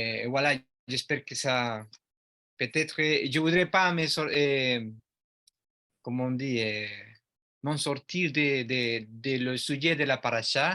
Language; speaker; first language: French; non-native, learner; Spanish